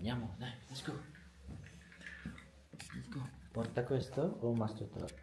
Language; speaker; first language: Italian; non-native, learner; Filipino